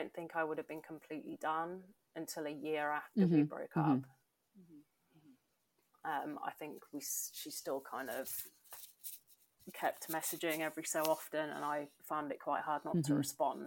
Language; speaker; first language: English; native; English